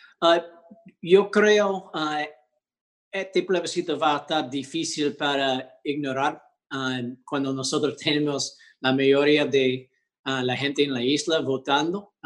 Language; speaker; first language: Spanish; early bilingual, heritage; English